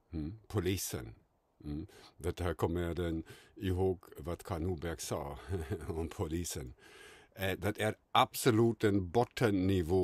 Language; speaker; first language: Swedish; non-native, fluent; German